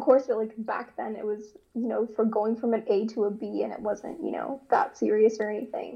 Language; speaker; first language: English; native; English